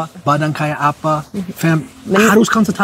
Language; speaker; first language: Indonesian; non-native, fluent; English